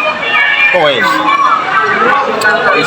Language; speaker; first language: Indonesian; non-native, local second language; Javanese